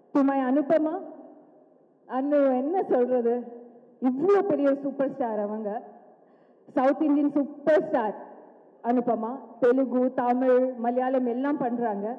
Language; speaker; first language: Tamil; non-native, local second language; Malayalam